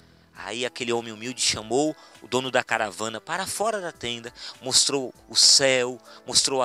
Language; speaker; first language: Portuguese; native; Portuguese